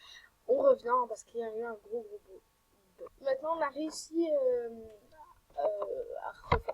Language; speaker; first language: French; native; French